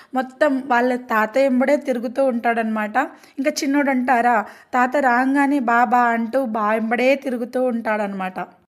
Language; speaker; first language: Telugu; native; Telugu